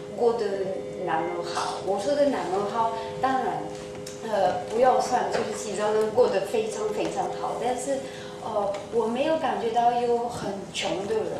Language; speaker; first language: Chinese; non-native, fluent; French